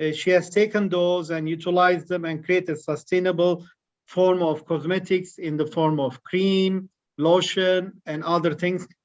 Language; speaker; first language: English; non-native, fluent; Turkish